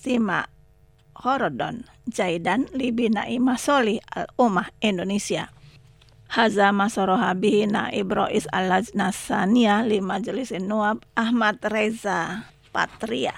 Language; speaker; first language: Arabic; non-native, fluent; Indonesian